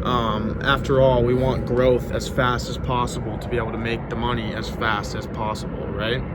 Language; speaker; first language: English; native; English